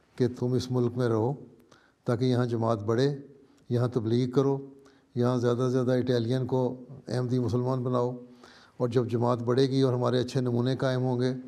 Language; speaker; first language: Urdu; native; Urdu